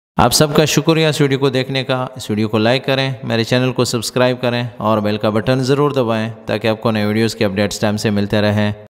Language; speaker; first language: Urdu; non-native, local second language; Pashto